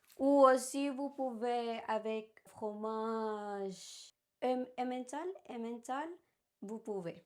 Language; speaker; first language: French; non-native, learner; Spanish